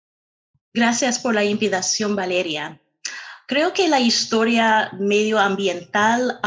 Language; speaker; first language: Spanish; non-native, fluent; English